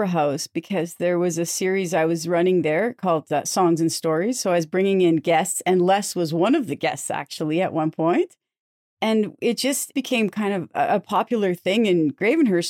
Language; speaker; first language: English; native; English